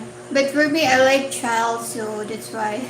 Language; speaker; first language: English; non-native, local second language; Filipino